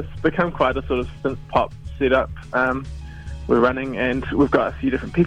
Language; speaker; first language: English; native; English